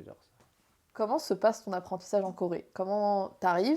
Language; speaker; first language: French; native; French